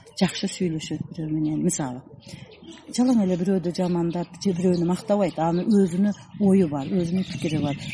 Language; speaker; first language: Kyrgyz; non-native, local second language; Uzbek